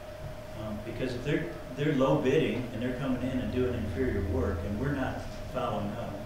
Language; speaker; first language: English; native; English